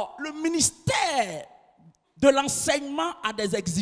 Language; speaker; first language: French; non-native, local second language; Swahili